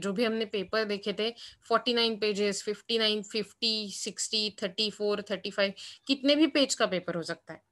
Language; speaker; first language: Hindi; non-native, local second language; Marathi